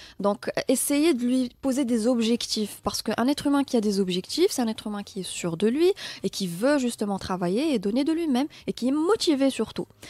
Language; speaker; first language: French; non-native, local second language; Arabic